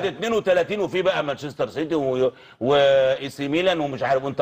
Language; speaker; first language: Arabic; native; Arabic